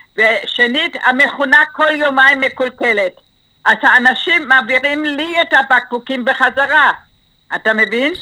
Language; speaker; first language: Hebrew; non-native, fluent; German